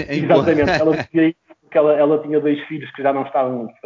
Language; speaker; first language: Portuguese; native; Portuguese